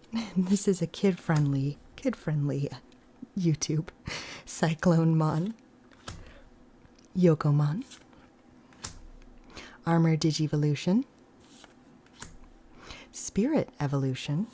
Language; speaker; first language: English; native; English